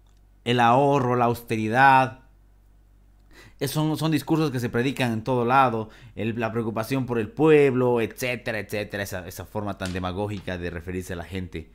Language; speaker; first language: Spanish; native; Spanish